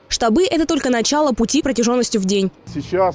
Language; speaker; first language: Russian; native; Russian